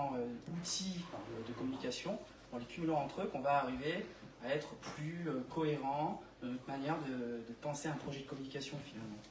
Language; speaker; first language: French; native; French